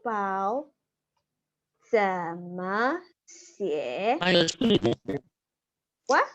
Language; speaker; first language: Chinese; non-native, fluent; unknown